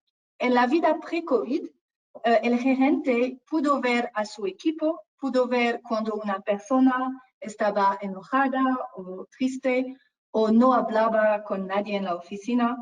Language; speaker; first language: Spanish; non-native, fluent; French